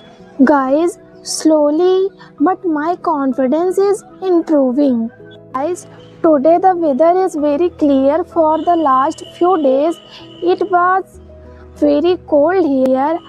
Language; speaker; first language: English; non-native, learner; Hindi